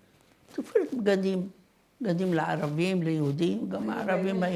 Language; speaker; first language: Hebrew; non-native, fluent; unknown